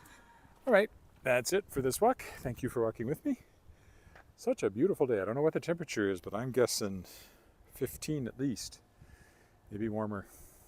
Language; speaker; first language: English; native; English